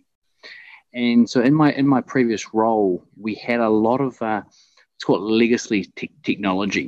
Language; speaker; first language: English; native; English